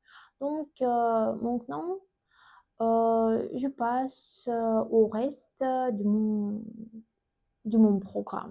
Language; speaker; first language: French; non-native, learner; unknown